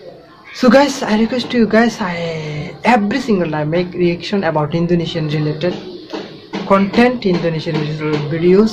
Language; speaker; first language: English; non-native, learner; Bangla